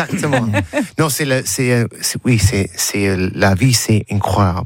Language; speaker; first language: French; non-native, learner; English